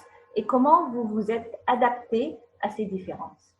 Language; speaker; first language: French; non-native, fluent; Arabic